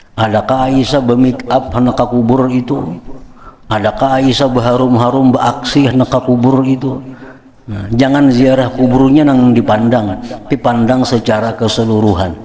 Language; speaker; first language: Indonesian; non-native, local second language; Banjar